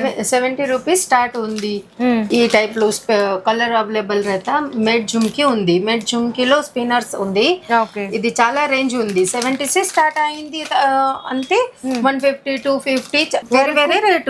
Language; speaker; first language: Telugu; non-native, local second language; Hindi